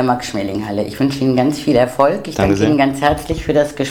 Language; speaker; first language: German; native; German